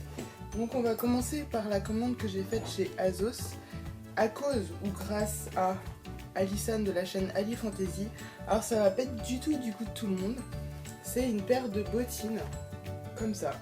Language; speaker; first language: French; native; French